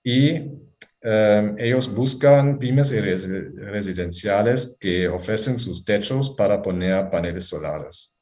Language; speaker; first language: Spanish; non-native, fluent; German